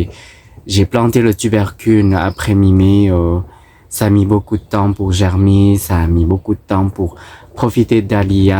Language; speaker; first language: French; non-native, fluent; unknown